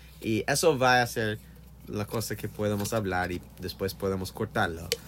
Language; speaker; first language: Spanish; non-native, learner; English